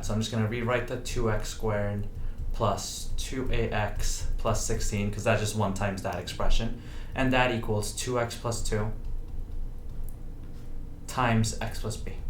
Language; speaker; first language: English; native; English